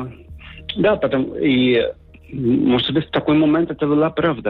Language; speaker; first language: Russian; non-native, learner; Spanish